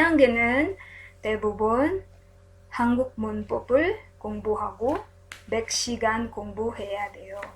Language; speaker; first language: Korean; non-native, learner; Filipino